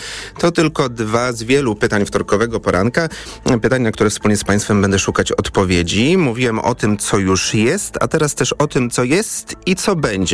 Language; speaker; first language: Polish; native; Polish